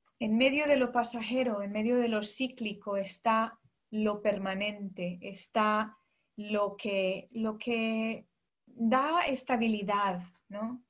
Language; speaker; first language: Spanish; early bilingual, heritage; Spanish